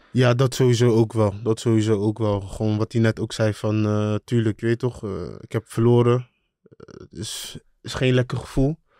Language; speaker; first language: Dutch; early bilingual, other home language; Akan